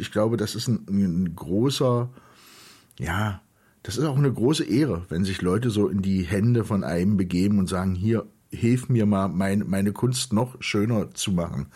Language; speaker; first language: German; native; German